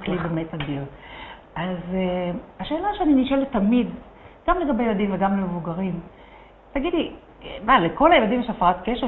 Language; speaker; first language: Hebrew; native; Hebrew